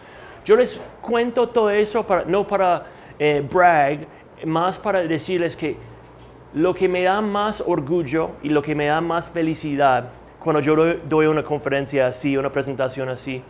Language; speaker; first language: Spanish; non-native, fluent; English